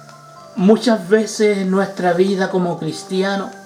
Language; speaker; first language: Spanish; native; Spanish